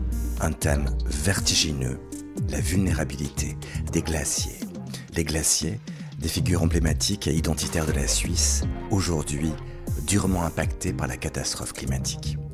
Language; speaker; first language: French; native; French